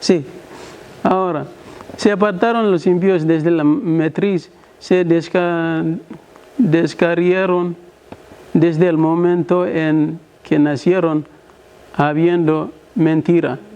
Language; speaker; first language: Spanish; non-native, learner; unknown